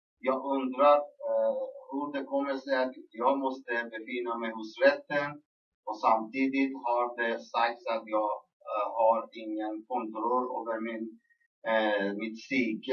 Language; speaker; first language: Swedish; non-native, local second language; Persian